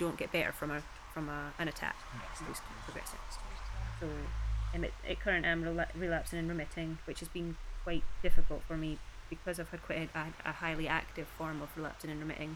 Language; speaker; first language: English; native; English